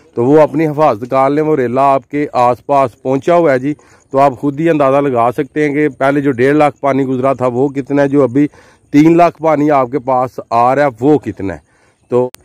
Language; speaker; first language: Urdu; non-native, local second language; Punjabi